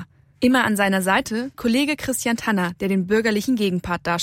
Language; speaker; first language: German; native; German